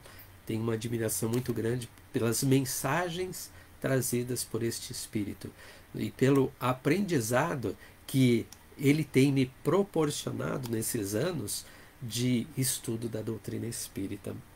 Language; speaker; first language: Portuguese; native; Portuguese